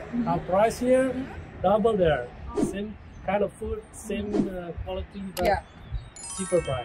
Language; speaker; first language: English; non-native, learner; Indonesian